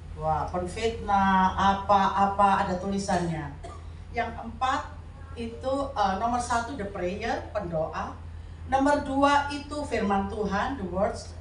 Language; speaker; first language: Indonesian; native; Indonesian